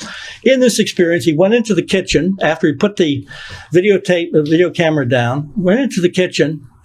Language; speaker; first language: English; native; English